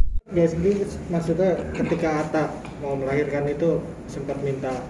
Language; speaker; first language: Indonesian; native; Indonesian